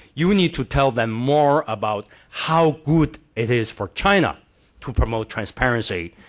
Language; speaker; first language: English; non-native, fluent; Chinese